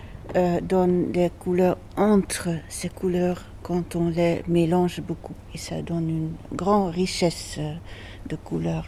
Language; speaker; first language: French; non-native, fluent; Dutch